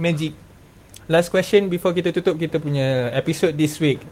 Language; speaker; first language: English; non-native, local second language; Malay